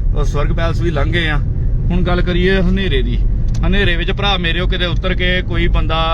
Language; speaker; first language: Punjabi; native; Punjabi